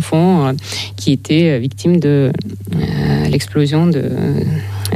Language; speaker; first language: French; non-native, fluent; Ukrainian